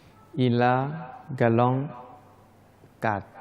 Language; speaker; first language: French; non-native, learner; Thai